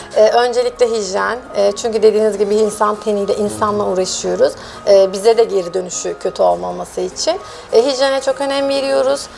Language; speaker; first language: Turkish; native; Turkish